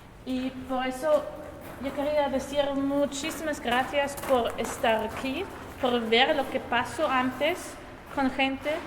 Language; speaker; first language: Spanish; non-native, learner; German